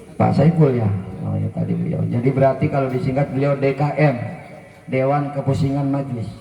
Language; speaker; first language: Indonesian; native; Indonesian